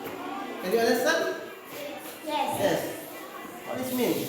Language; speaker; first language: English; non-native, learner; Indonesian